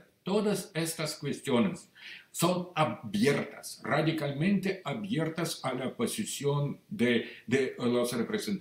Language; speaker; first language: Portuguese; non-native, learner; Russian